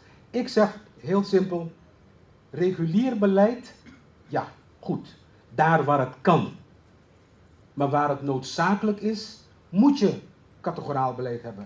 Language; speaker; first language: Dutch; non-native, local second language; Papiamento